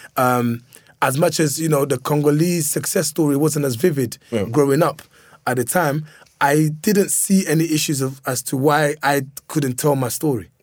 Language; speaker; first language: English; early bilingual, other home language; Lingala